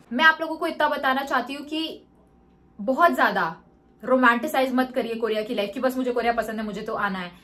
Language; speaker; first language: Hindi; native; Hindi